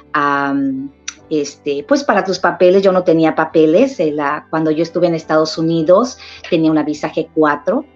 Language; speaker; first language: Spanish; native; Spanish